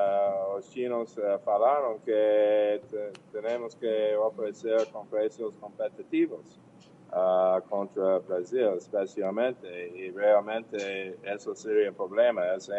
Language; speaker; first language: Portuguese; non-native, learner; English